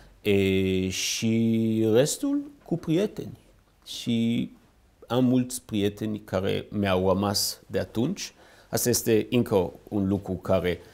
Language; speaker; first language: Romanian; early bilingual, heritage; Hebrew